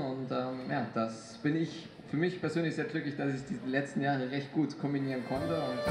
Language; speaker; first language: German; native; German